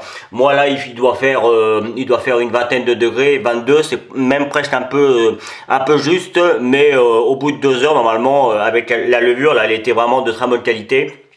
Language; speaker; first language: French; native; French